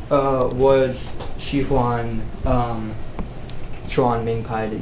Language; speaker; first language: Chinese; non-native, learner; English